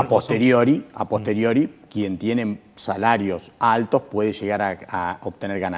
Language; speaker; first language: Spanish; native; Spanish